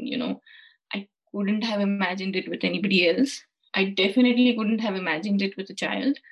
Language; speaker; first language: English; non-native, local second language; Hindi